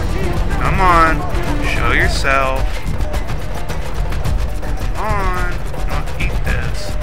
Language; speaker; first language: English; native; English